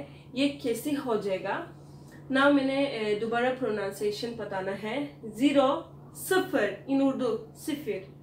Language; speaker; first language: Hindi; non-native, fluent; Turkish